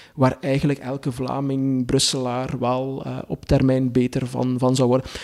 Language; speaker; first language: Dutch; native; Dutch